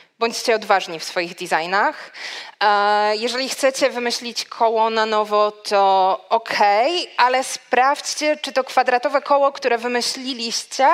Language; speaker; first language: Polish; native; Polish